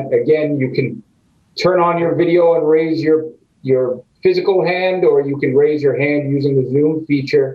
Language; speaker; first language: English; native; English